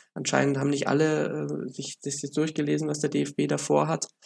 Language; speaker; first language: German; native; German